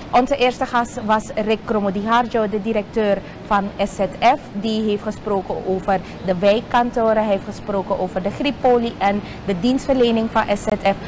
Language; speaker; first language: Dutch; native; Dutch